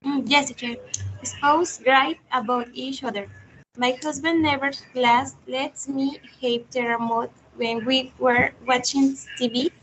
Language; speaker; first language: English; non-native, learner; Spanish